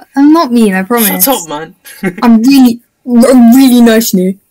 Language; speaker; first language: English; native; English